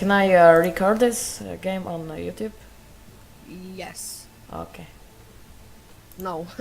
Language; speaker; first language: English; non-native, learner; Polish